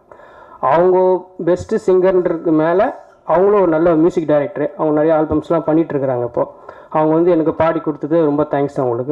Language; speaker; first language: Tamil; native; Tamil